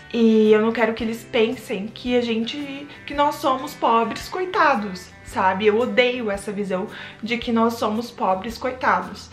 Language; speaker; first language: Portuguese; native; Portuguese